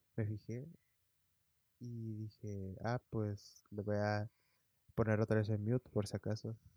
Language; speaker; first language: Spanish; early bilingual, heritage; Spanish